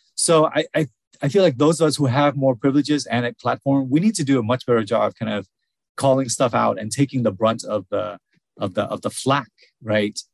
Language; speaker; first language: English; early bilingual, other home language; Vietnamese